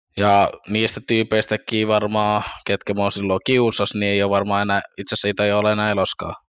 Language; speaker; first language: Finnish; early bilingual, other home language; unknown